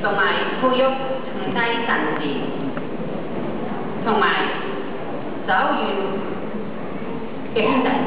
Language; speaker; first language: Cantonese; non-native, learner; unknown